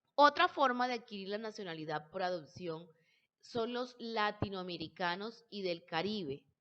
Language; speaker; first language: Spanish; native; Spanish